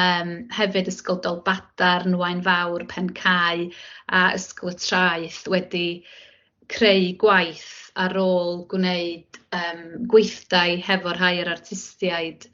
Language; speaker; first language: Welsh; native; Welsh